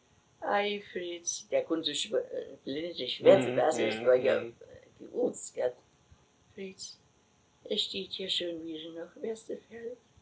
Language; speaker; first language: German; native; German